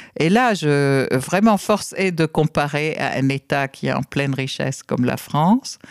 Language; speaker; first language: French; non-native, fluent; Arabic